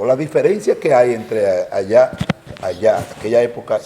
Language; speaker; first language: Spanish; native; Spanish